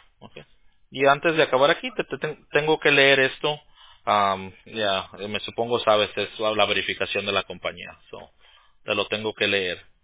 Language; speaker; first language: Spanish; early bilingual, heritage; Spanish